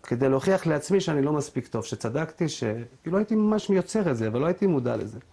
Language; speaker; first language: Hebrew; native; Hebrew